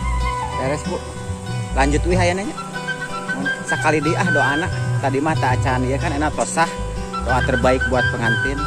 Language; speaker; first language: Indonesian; non-native, local second language; Sundanese